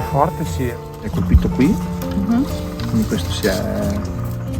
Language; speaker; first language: Italian; native; Italian